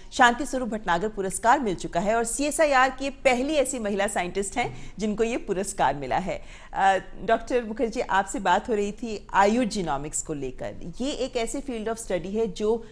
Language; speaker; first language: Hindi; native; Hindi